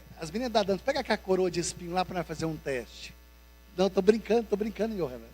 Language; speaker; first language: Portuguese; native; Portuguese